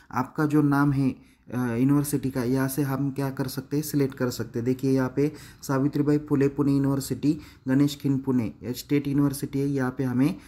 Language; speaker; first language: Hindi; non-native, local second language; Marathi